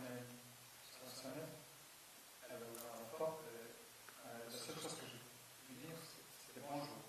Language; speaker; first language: French; non-native, fluent; Estonian